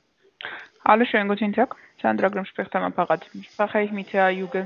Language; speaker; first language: German; non-native, fluent; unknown